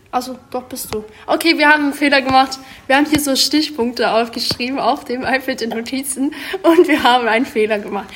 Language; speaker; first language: German; early bilingual, other home language; Greek